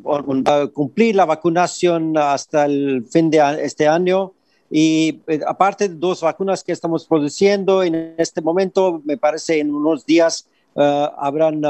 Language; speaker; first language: Spanish; non-native, fluent; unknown